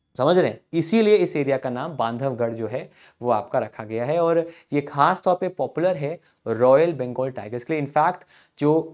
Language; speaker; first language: Hindi; native; Hindi